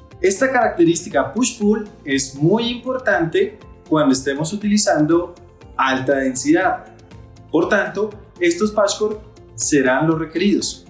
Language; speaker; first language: Spanish; native; Spanish